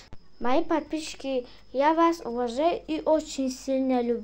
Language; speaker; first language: Russian; non-native, learner; Tajik